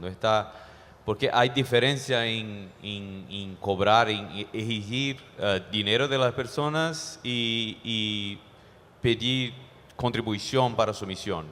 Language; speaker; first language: Spanish; non-native, fluent; Portuguese